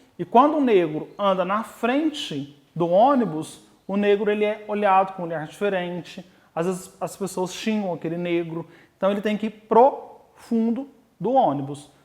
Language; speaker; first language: Portuguese; native; Portuguese